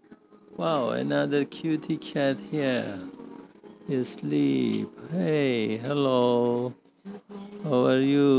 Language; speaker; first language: English; non-native, learner; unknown